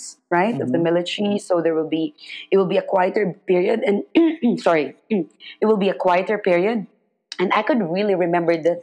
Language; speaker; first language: English; non-native, local second language; Filipino